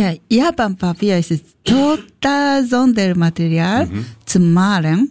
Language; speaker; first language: German; non-native, learner; Japanese